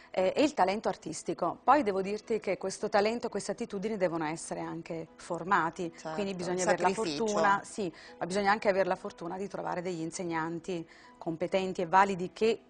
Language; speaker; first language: Italian; native; Italian